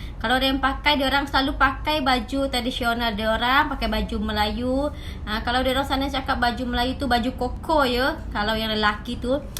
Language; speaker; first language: Malay; native; Malay